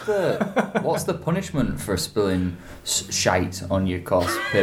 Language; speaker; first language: English; native; English